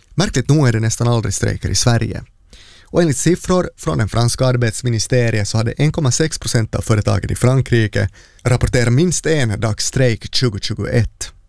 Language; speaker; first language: Swedish; native; Swedish